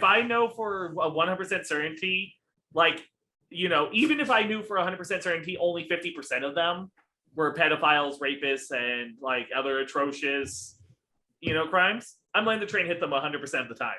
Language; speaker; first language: English; native; English